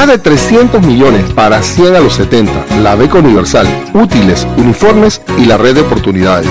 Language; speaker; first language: Spanish; native; Spanish